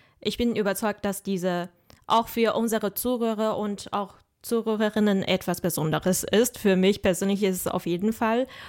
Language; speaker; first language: German; non-native, fluent; Chinese